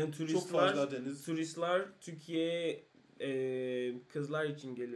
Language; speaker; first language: Turkish; non-native, learner; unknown